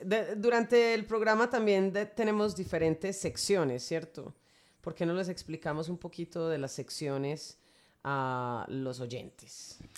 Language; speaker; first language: Spanish; native; Spanish